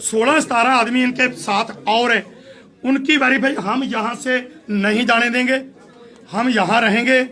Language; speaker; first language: Hindi; non-native, local second language; Punjabi